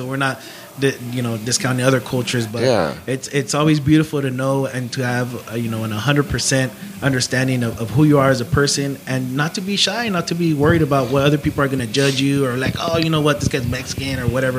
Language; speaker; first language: English; native; English